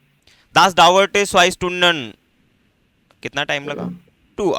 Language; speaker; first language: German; non-native, fluent; Hindi